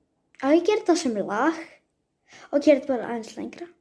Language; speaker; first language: Icelandic; early bilingual, heritage; Icelandic